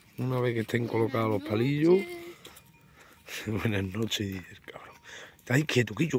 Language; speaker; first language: Spanish; native; Spanish